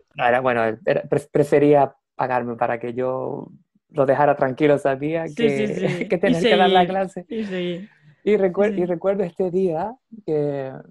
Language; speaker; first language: Spanish; native; Spanish